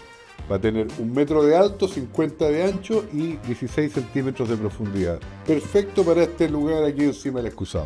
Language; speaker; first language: Spanish; native; Spanish